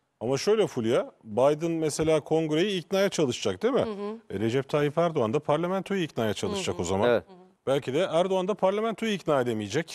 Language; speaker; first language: Turkish; native; Turkish